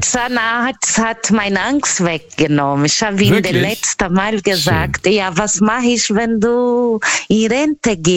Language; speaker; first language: German; non-native, fluent; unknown